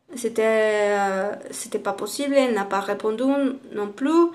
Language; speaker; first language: French; non-native, learner; Spanish